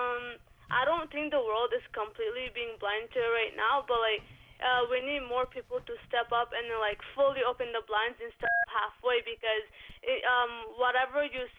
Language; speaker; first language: English; early bilingual, other home language; Rohingya